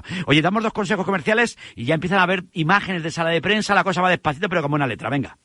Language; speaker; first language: Spanish; native; Spanish